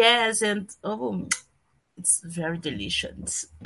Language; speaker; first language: English; non-native, learner; Portuguese